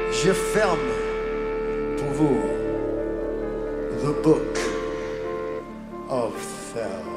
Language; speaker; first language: French; non-native, learner; English